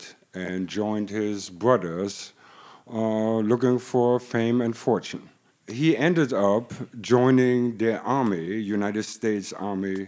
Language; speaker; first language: English; non-native, fluent; German